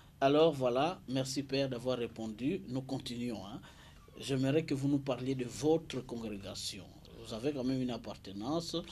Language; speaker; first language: French; non-native, local second language; Kongo